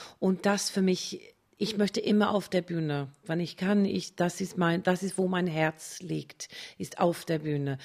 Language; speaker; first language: German; non-native, fluent; English